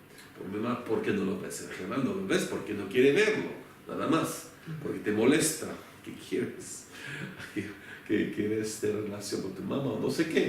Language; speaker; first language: Spanish; non-native, fluent; French